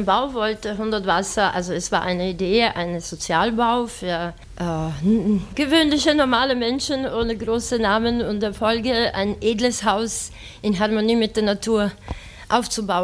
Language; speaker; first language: German; native; German